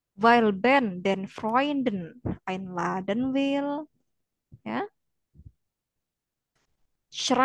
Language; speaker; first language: German; non-native, fluent; Indonesian